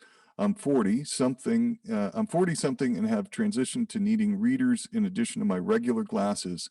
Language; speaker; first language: English; native; English